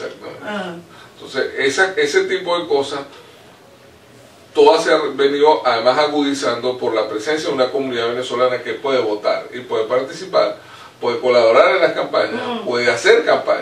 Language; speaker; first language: Spanish; native; Spanish